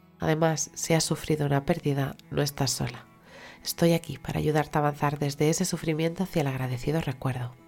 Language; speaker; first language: Spanish; native; Spanish